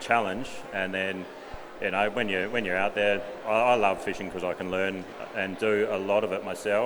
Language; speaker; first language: English; native; English